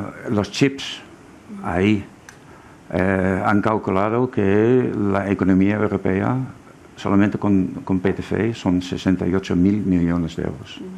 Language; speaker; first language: Spanish; non-native, fluent; German